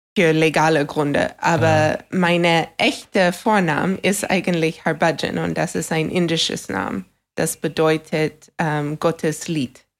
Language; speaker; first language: German; non-native, fluent; English